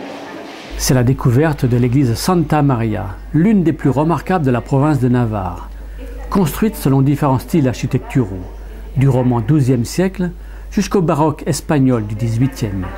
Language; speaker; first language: French; native; French